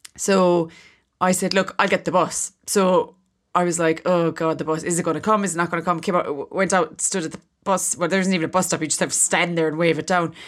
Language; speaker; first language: English; native; English